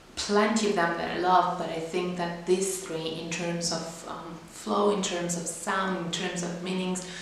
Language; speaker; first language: English; non-native, fluent; Italian